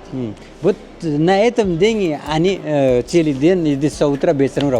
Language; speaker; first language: Russian; non-native, fluent; Nepali